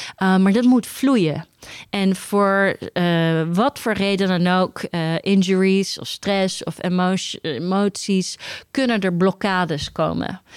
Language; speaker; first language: Dutch; early bilingual, heritage; Dutch